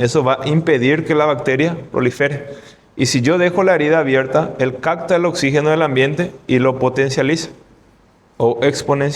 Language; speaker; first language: Spanish; non-native, fluent; Portuguese